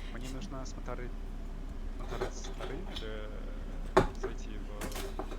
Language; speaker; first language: Russian; non-native, learner; English